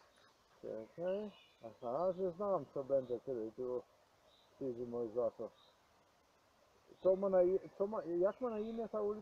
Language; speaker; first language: Polish; non-native, learner; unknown